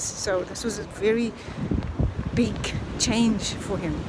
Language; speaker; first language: English; native; English